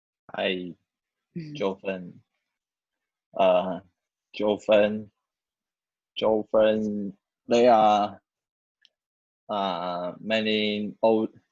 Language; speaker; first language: English; non-native, learner; Chinese